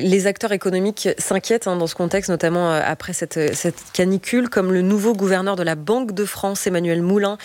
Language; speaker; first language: French; native; French